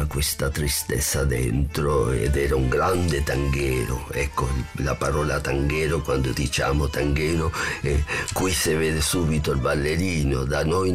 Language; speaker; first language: Italian; non-native, fluent; Spanish